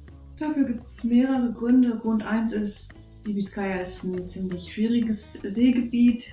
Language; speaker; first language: German; native; German